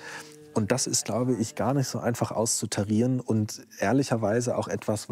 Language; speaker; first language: German; native; German